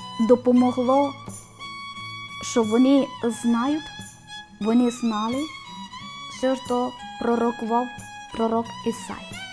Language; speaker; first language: Ukrainian; non-native, learner; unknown